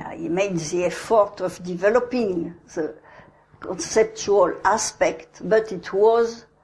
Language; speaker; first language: English; non-native, fluent; French